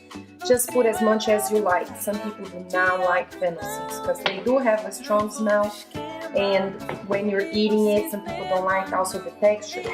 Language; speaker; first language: English; non-native, fluent; Portuguese